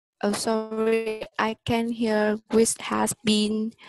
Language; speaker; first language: English; non-native, learner; Vietnamese